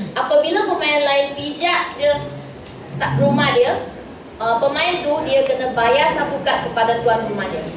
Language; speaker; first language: Malay; non-native, local second language; Chinese